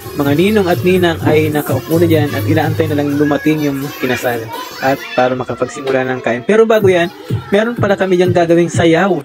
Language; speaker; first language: Filipino; non-native, local second language; Bikol